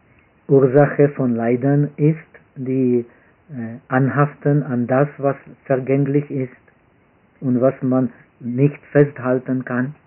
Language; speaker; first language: German; non-native, fluent; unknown